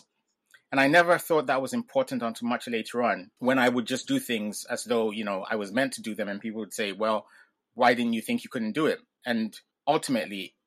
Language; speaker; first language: English; non-native, local second language; Ga